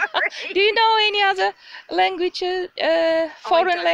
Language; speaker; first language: English; non-native, learner; Russian